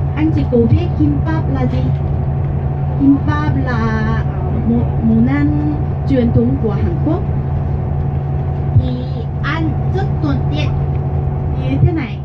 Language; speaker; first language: Vietnamese; non-native, learner; Korean